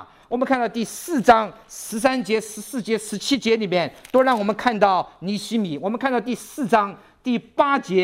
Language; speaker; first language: Chinese; native; Chinese